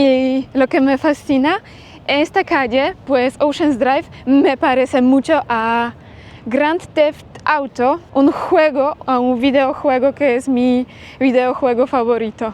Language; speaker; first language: Spanish; non-native, fluent; Polish